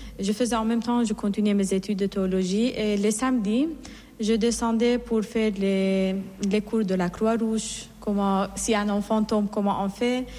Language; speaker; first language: French; non-native, fluent; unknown